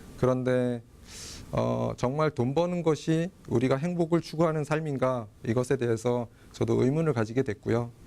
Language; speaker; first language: Korean; native; Korean